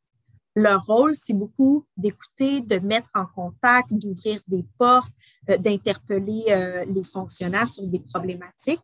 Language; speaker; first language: French; native; French